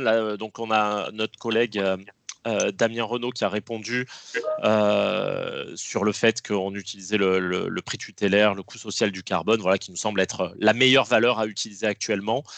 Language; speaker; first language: French; native; French